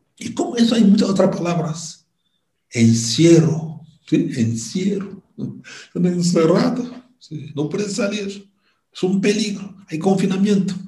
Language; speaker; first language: Spanish; non-native, fluent; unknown